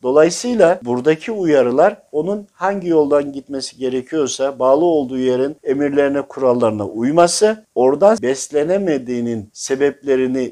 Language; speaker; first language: Turkish; native; Turkish